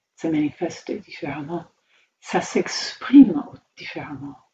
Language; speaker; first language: French; native; French